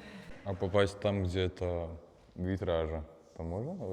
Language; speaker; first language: Russian; non-native, local second language; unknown